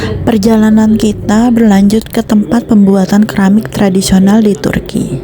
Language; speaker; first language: Indonesian; native; Indonesian